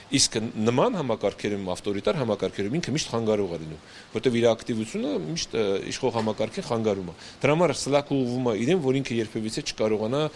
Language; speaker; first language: Armenian; native; Armenian